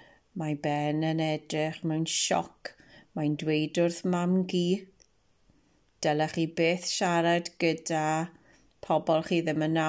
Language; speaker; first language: Welsh; non-native, local second language; English